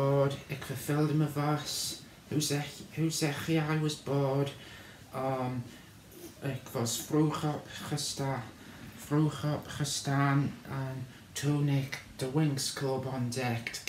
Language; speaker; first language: Dutch; non-native, learner; English